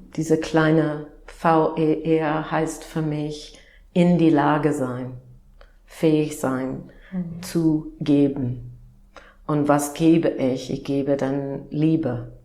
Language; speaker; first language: German; non-native, fluent; English